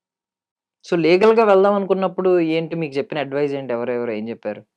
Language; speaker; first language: Telugu; native; Telugu